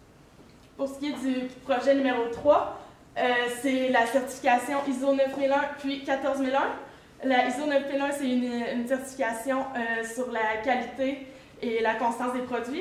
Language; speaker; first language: French; native; French